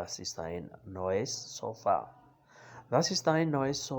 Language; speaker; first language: German; non-native, learner; Urdu